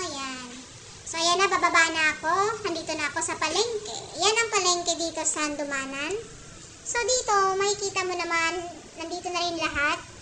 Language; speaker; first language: Filipino; native; Filipino